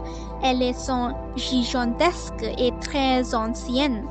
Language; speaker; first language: French; non-native, learner; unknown